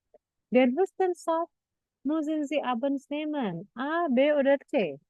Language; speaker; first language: German; non-native, fluent; Indonesian